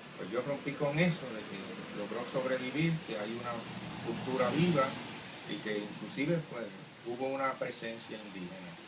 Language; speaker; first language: Spanish; native; Spanish